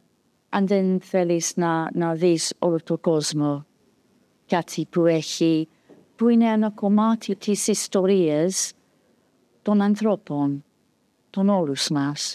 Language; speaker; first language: Greek; non-native, fluent; English